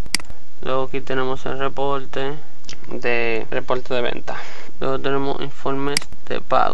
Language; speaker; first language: Spanish; native; Spanish